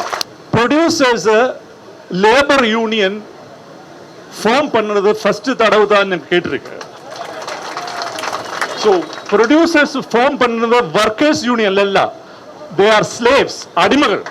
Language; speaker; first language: Tamil; non-native, learner; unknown